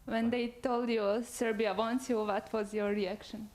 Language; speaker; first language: English; non-native, fluent; Serbian